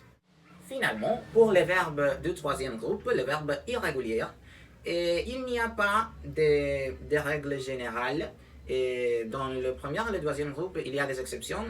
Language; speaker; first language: French; non-native, learner; Spanish